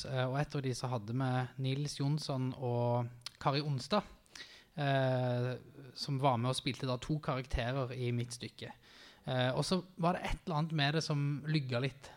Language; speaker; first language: Norwegian; native; Norwegian